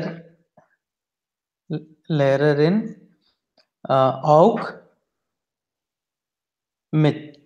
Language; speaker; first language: German; non-native, learner; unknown